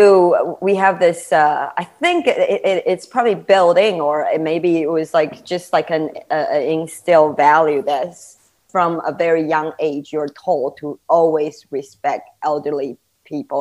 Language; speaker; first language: English; non-native, fluent; Chinese